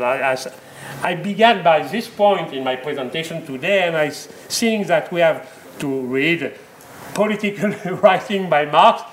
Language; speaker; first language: English; non-native, fluent; French